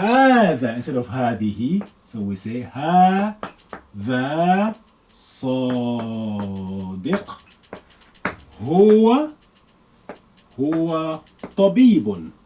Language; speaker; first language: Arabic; non-native, fluent; English